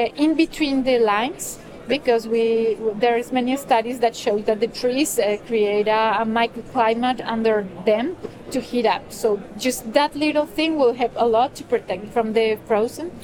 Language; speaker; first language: English; non-native, fluent; Spanish